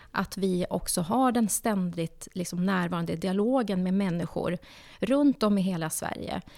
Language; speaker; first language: Swedish; native; Swedish